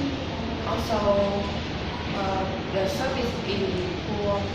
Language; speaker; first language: English; non-native, learner; Vietnamese